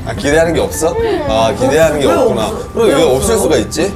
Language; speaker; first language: Korean; native; Korean